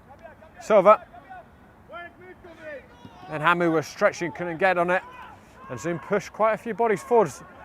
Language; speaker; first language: English; native; English